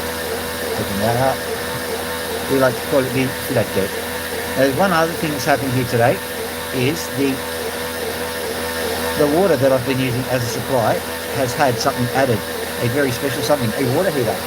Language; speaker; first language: English; native; English